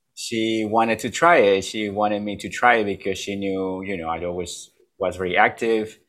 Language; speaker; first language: English; non-native, fluent; Spanish